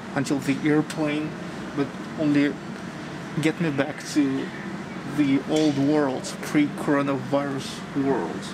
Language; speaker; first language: English; non-native, fluent; Russian